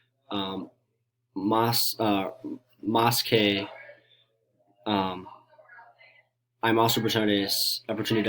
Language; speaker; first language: Spanish; non-native, learner; English